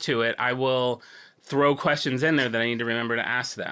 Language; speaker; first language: English; native; English